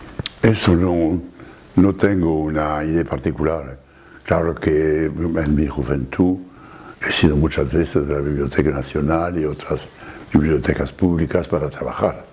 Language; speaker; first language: Spanish; non-native, fluent; French